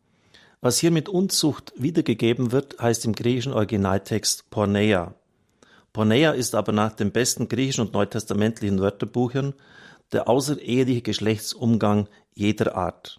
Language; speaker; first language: German; native; German